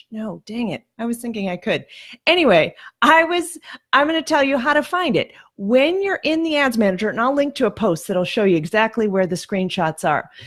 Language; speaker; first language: English; native; English